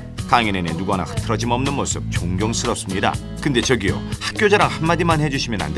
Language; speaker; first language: Korean; native; Korean